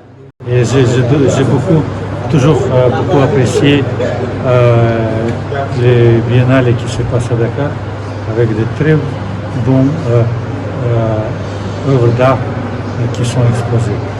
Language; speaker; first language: French; non-native, fluent; Russian